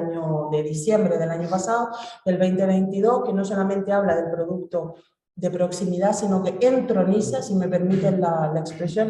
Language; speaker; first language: Spanish; native; Spanish